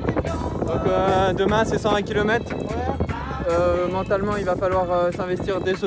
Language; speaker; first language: French; native; French